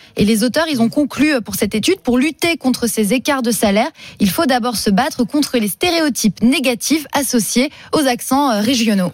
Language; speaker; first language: French; native; French